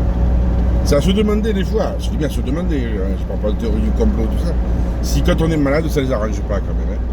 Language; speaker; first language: French; native; French